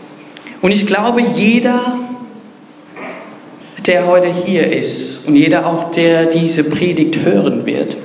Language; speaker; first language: German; non-native, fluent; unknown